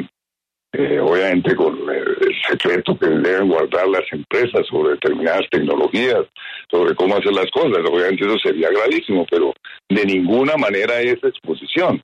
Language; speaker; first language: Spanish; native; Spanish